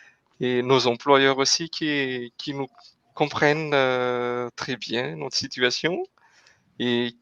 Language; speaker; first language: French; non-native, local second language; Malagasy